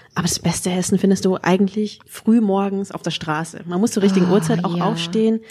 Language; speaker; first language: German; early bilingual, other home language; Vietnamese